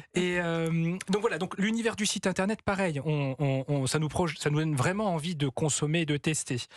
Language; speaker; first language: French; native; French